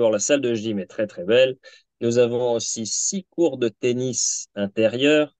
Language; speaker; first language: French; native; French